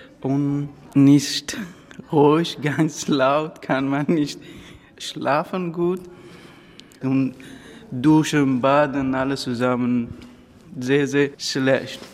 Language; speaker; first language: German; non-native, learner; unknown